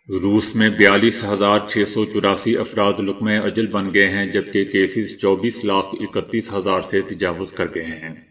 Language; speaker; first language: Urdu; native; Urdu